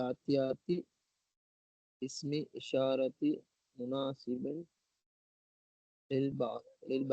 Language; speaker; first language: Arabic; non-native, learner; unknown